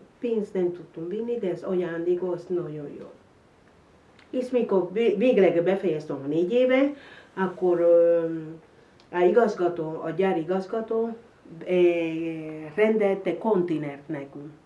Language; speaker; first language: Hungarian; non-native, learner; Spanish